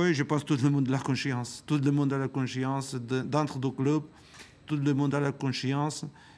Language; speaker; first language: French; non-native, learner; Portuguese